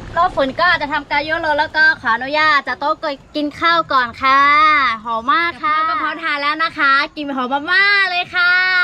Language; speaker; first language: Thai; non-native, local second language; Lahu